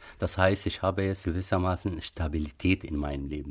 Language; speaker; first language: German; non-native, fluent; Arabic